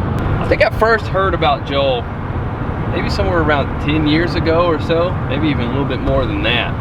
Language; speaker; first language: English; native; English